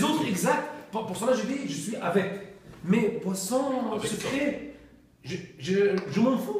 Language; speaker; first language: French; non-native, learner; Arabic